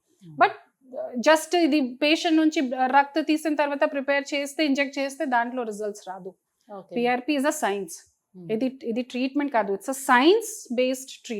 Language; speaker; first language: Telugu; non-native, fluent; Hindi